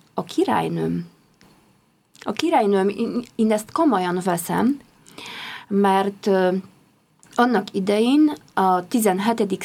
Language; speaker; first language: Hungarian; non-native, fluent; Polish